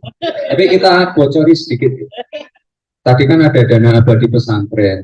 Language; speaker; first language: Indonesian; native; Indonesian